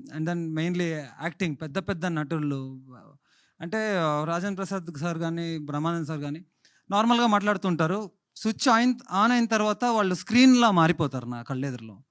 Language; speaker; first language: Telugu; native; Telugu